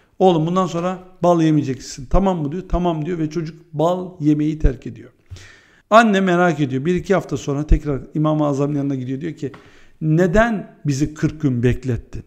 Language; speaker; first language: Turkish; early bilingual, heritage; Turkish